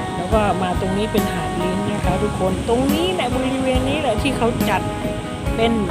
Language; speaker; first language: Thai; non-native, local second language; Northeastern Thai